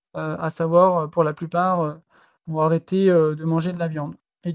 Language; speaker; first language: French; native; French